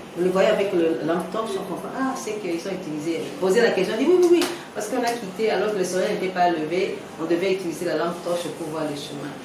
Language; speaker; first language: French; non-native, local second language; Lingala